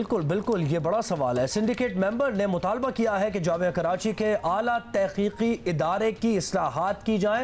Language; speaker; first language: Urdu; native; Urdu